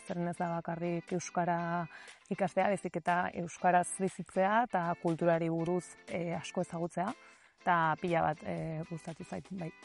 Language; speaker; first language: Basque; non-native, fluent; Spanish